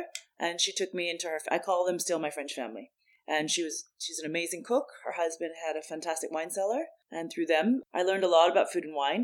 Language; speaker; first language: English; native; English